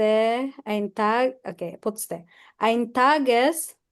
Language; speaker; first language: German; non-native, fluent; Filipino